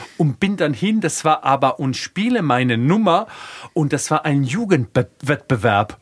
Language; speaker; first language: German; early bilingual, other home language; Croatian